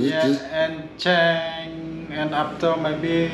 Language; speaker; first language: English; non-native, learner; Indonesian